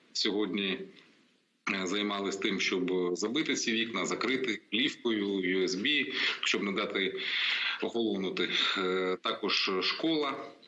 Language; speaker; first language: Ukrainian; non-native, local second language; Russian